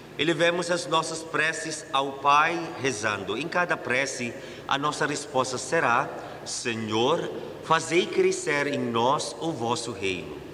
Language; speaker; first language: Portuguese; non-native, fluent; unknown